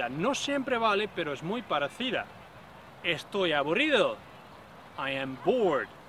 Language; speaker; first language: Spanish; non-native, fluent; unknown